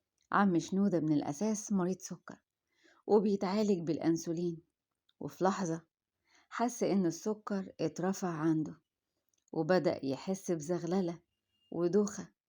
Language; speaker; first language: Arabic; native; Arabic